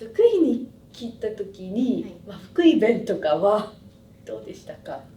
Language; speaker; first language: Japanese; non-native, learner; English